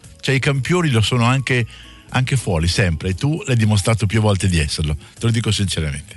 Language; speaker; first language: Italian; native; Italian